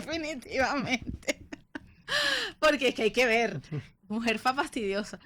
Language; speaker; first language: Spanish; native; Spanish